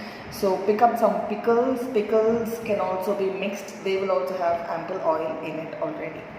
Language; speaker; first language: English; non-native, local second language; Tamil